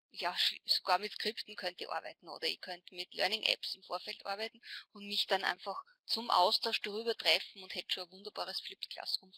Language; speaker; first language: German; native; German